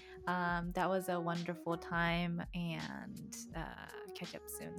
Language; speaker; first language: English; non-native, fluent; Japanese